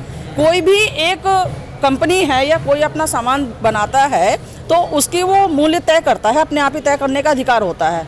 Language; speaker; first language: Hindi; native; Hindi